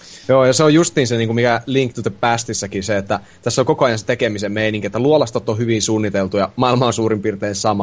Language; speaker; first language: Finnish; native; Finnish